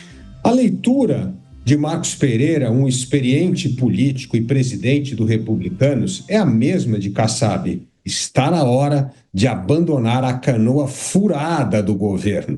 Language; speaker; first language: Portuguese; native; Portuguese